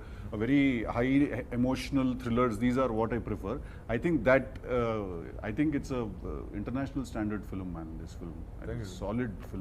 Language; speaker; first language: Telugu; native; Telugu